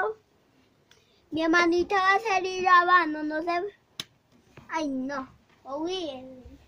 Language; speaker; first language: Spanish; native; Spanish